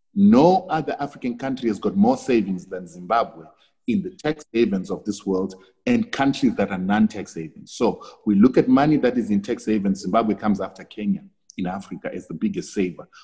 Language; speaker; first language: English; non-native, local second language; Shona